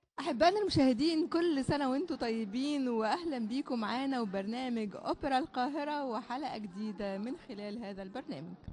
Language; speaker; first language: Egyptian Arabic; native; Egyptian Arabic